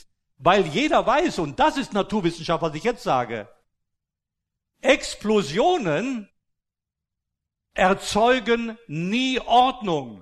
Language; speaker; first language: German; native; German